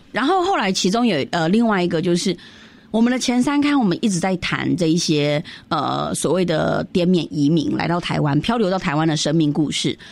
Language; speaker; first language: Chinese; early bilingual, heritage; Chinese